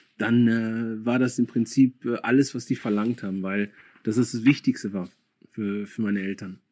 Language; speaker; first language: German; early bilingual, other home language; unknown